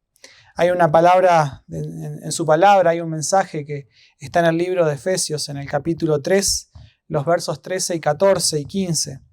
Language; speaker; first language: Spanish; native; Spanish